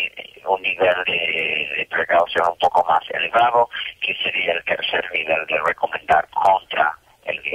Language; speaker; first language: Spanish; non-native, fluent; English